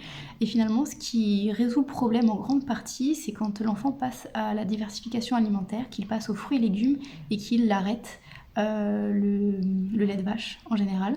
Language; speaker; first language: French; native; French